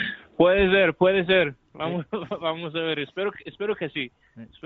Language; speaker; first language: Spanish; non-native, learner; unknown